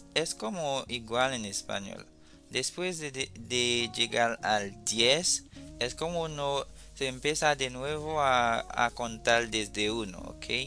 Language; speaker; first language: Spanish; non-native, fluent; Haitian Creole